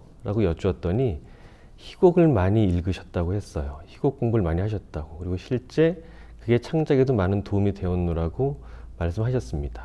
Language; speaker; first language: Korean; native; Korean